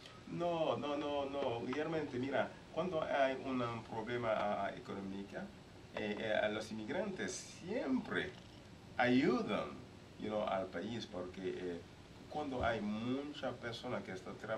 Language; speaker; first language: Spanish; non-native, learner; Haitian Creole